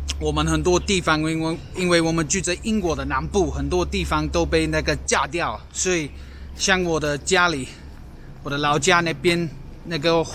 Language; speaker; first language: Chinese; non-native, fluent; English